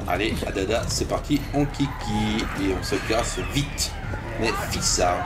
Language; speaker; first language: French; native; French